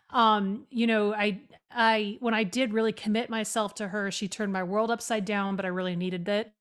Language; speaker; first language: English; native; English